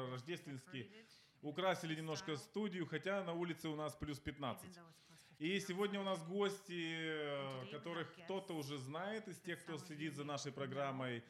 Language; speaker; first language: Russian; native; Russian